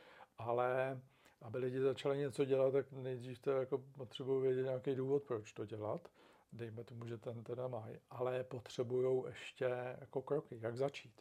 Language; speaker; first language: Czech; native; Czech